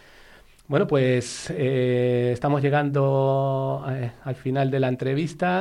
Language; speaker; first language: Spanish; native; Spanish